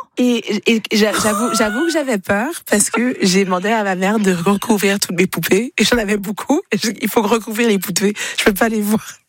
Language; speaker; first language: French; early bilingual, other home language; Haitian Creole